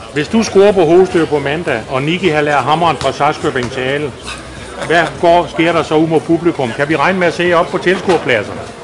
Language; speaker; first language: Danish; native; Danish